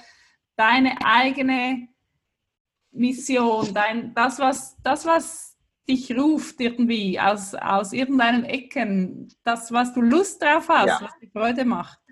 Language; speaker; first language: German; native; German